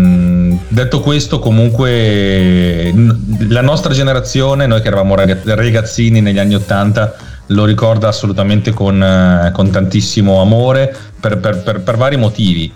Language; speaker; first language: Italian; native; Italian